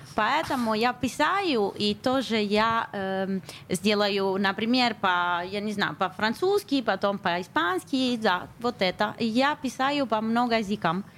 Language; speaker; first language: Russian; non-native, learner; Italian